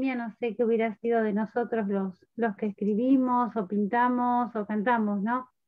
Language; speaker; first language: Spanish; native; Spanish